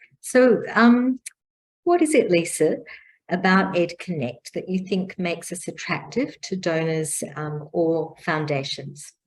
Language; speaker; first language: English; native; English